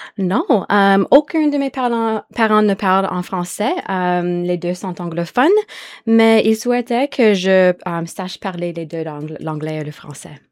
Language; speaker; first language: French; native; French